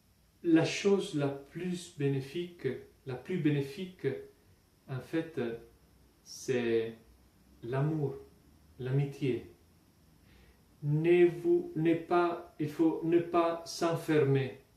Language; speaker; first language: French; non-native, fluent; Italian